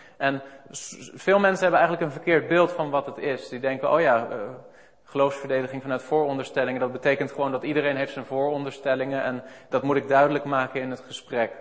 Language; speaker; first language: Dutch; native; Dutch